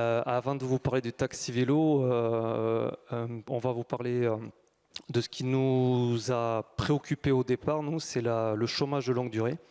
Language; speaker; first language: French; native; French